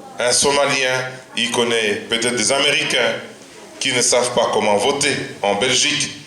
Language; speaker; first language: French; non-native, local second language; Luba-Lulua